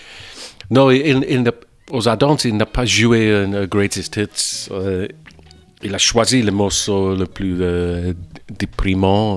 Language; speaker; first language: French; non-native, fluent; English